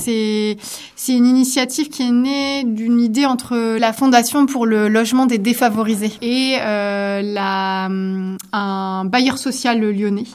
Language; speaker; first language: French; native; French